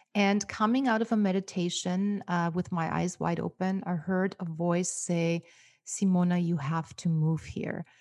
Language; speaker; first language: English; non-native, fluent; German